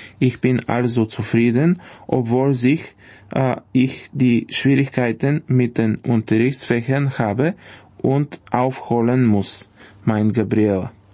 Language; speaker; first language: German; non-native, fluent; Bulgarian